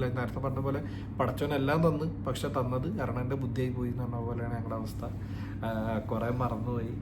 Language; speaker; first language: Malayalam; native; Malayalam